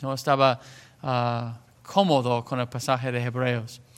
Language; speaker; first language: Spanish; non-native, fluent; English